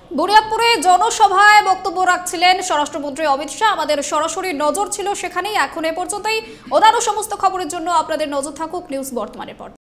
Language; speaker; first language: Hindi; non-native, local second language; Gujarati